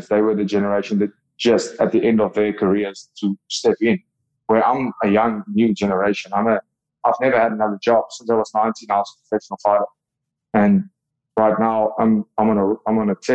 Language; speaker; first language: English; non-native, local second language; Afrikaans